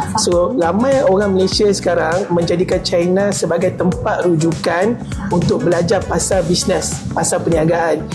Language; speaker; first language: Malay; native; Malay